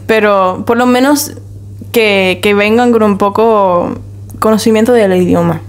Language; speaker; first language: Spanish; non-native, learner; English